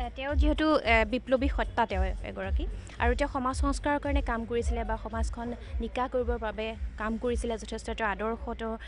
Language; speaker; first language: Assamese; native; Assamese